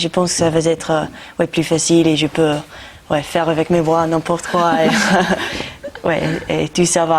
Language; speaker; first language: French; non-native, fluent; English